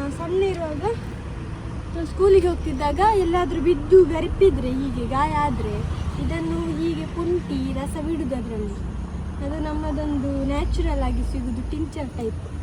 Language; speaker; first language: Kannada; non-native, local second language; Tulu